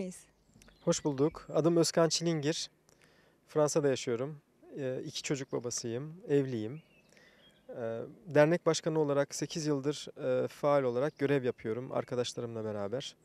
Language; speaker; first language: Turkish; early bilingual, other home language; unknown